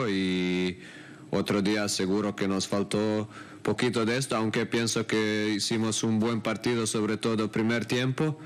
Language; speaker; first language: Spanish; non-native, fluent; Croatian